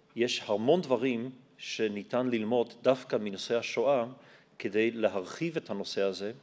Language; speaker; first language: Hebrew; non-native, fluent; German